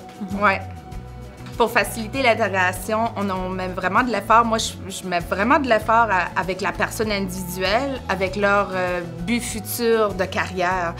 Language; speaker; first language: French; native; French